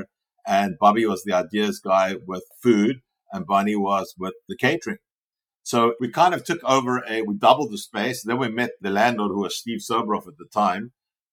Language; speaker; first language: English; native; English